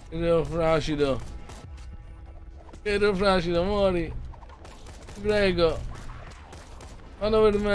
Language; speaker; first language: Italian; native; Italian